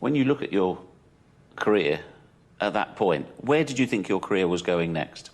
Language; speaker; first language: English; native; English